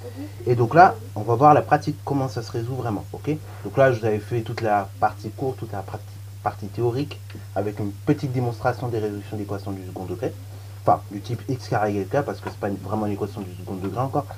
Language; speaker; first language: French; native; French